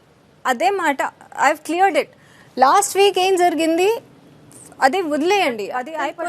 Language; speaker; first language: Telugu; non-native, learner; Hindi